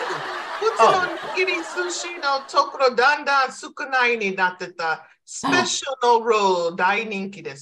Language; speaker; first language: Japanese; non-native, fluent; English